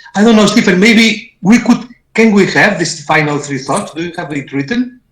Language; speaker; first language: English; non-native, fluent; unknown